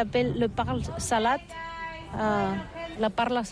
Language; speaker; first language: French; non-native, learner; Catalan